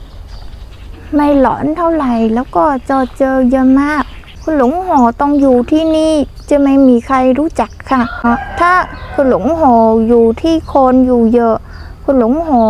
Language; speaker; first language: Thai; non-native, learner; Vietnamese